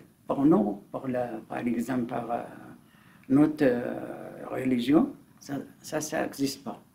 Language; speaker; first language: French; non-native, learner; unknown